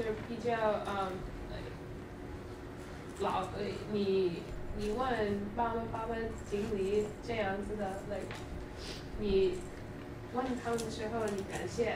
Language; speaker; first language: Chinese; non-native, learner; English